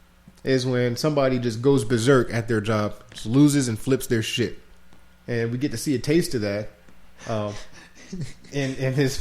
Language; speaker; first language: English; native; English